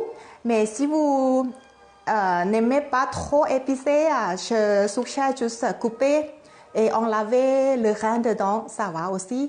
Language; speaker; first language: French; non-native, fluent; Thai